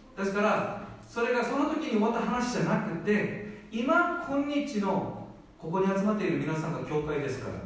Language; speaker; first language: Japanese; non-native, fluent; Korean